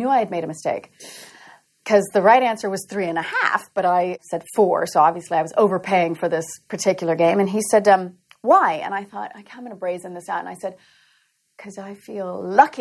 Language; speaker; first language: English; native; English